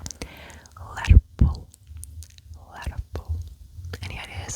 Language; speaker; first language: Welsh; non-native, local second language; English